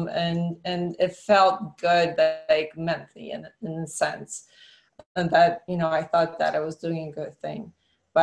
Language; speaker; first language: English; non-native, fluent; Polish